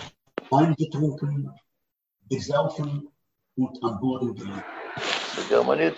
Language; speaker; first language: German; non-native, learner; Hebrew